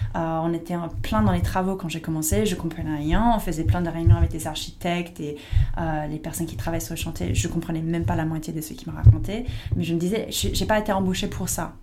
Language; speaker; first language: French; non-native, fluent; English